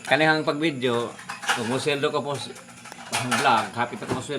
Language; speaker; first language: Cebuano; native; Cebuano